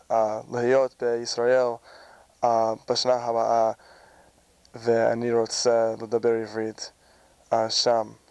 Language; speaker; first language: Hebrew; non-native, learner; English